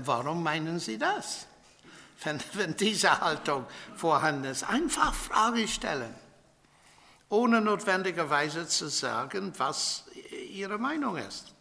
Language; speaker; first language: German; non-native, fluent; English